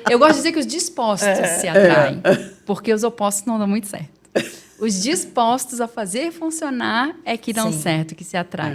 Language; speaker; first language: Portuguese; native; Portuguese